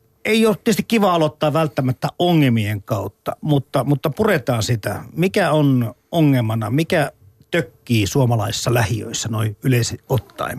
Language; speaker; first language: Finnish; native; Finnish